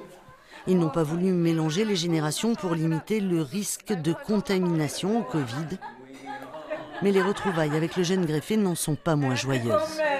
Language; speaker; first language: French; native; French